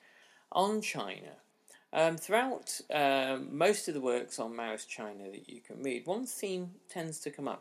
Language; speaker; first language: English; native; English